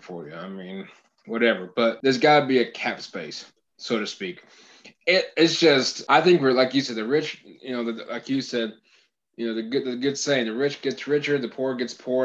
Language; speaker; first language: English; native; English